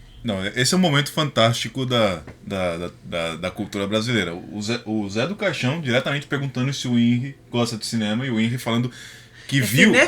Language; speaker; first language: Portuguese; native; Portuguese